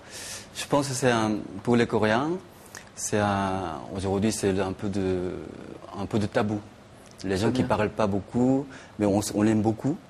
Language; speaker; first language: French; non-native, fluent; Korean